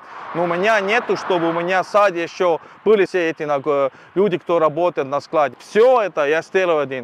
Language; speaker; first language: Russian; non-native, learner; Estonian